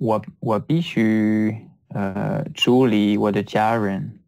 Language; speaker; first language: Chinese; non-native, learner; French